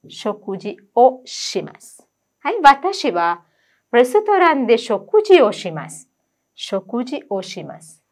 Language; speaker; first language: Japanese; non-native, fluent; Sinhala